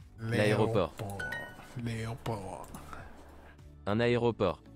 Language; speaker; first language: French; non-native, learner; English